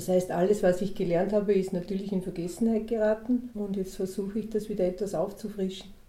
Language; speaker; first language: German; native; German